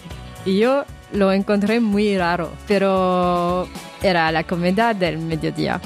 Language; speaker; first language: Spanish; non-native, fluent; French